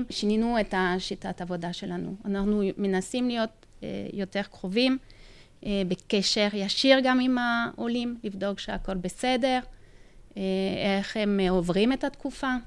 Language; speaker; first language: Hebrew; non-native, fluent; French